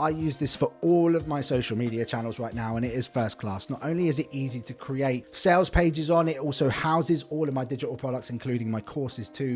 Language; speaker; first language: English; native; English